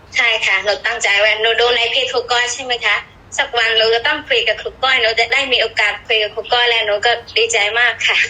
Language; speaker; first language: Thai; non-native, fluent; Burmese